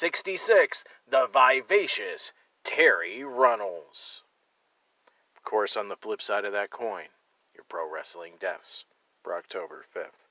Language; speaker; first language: English; native; English